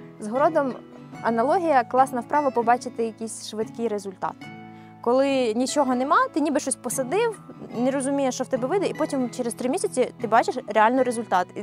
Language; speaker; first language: Ukrainian; native; Ukrainian